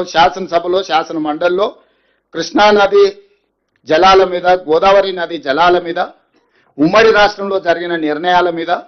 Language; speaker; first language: Telugu; native; Telugu